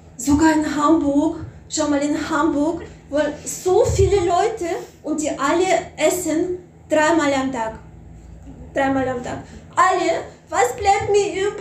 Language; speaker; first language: German; non-native, fluent; Russian